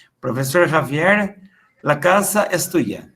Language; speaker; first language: Spanish; non-native, fluent; Portuguese